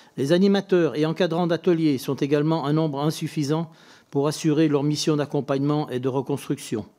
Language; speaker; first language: French; native; French